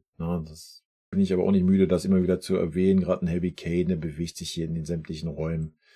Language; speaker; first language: German; native; German